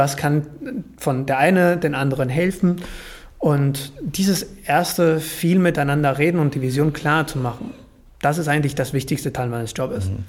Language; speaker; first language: German; non-native, fluent; Spanish